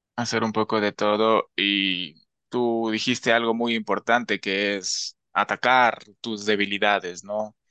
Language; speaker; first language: Spanish; native; Spanish